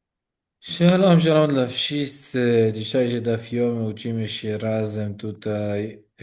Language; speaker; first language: Polish; non-native, learner; Hebrew